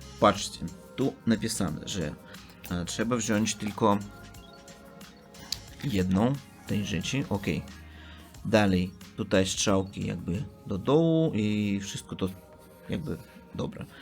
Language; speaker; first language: Polish; non-native, learner; Russian